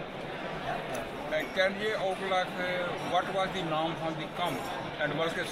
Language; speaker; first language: Dutch; non-native, learner; Punjabi